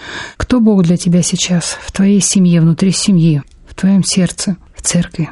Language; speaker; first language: Russian; native; Russian